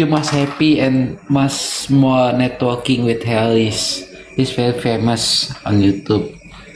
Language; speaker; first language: English; non-native, learner; Indonesian